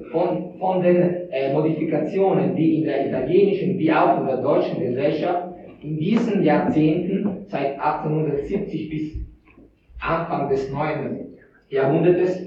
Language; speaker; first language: German; non-native, fluent; Italian